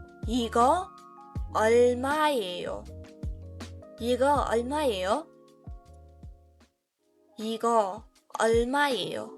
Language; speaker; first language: Korean; non-native, fluent; Burmese